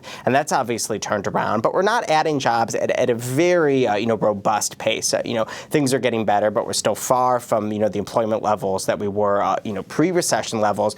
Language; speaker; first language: English; native; English